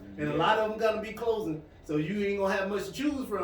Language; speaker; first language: English; native; English